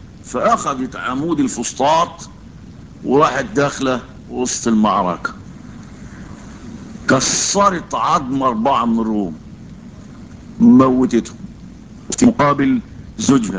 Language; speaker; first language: Arabic; native; Arabic